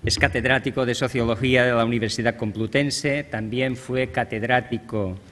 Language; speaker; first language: Spanish; non-native, local second language; Catalan